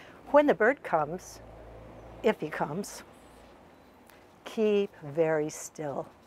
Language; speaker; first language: English; native; English